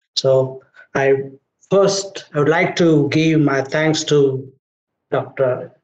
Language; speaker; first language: English; non-native, local second language; Marathi